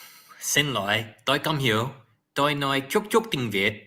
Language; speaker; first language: Vietnamese; non-native, learner; English